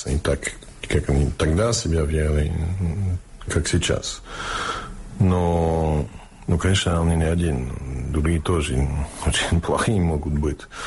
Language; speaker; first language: Russian; early bilingual, heritage; Russian